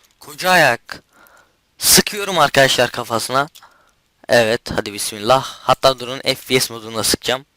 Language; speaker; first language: Turkish; native; Turkish